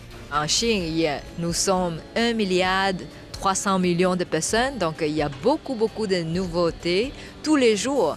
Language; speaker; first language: French; non-native, fluent; Chinese